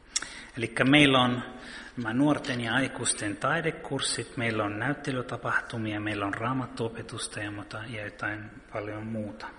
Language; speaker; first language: Finnish; early bilingual, heritage; Finnish